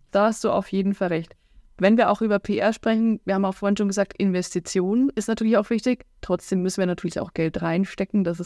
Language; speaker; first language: German; native; German